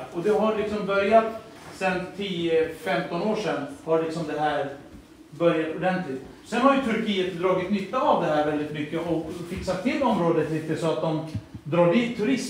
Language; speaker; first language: Swedish; early bilingual, other home language; Assyrian Neo-Aramaic